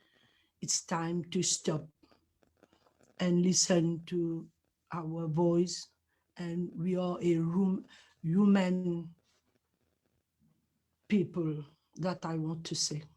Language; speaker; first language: English; non-native, learner; Morisyen